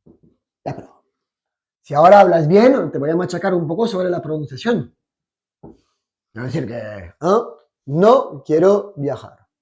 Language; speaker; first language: Spanish; non-native, fluent; French